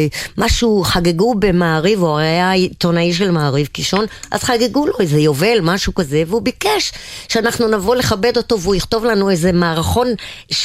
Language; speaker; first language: Hebrew; non-native, local second language; German